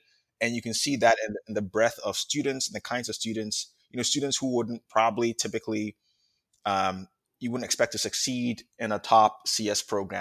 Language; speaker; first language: English; non-native, local second language; Akan